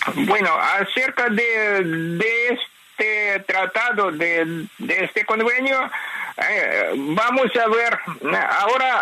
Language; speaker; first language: Spanish; non-native, fluent; Ukrainian